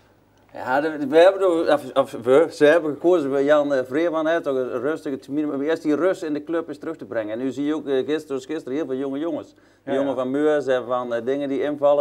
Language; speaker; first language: Dutch; native; Dutch